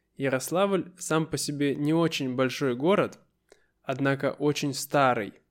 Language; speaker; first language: Russian; native; Russian